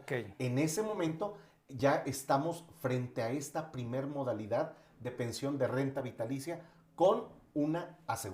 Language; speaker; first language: Spanish; native; Spanish